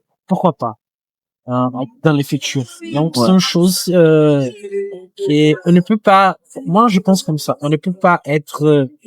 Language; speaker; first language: French; non-native, learner; Portuguese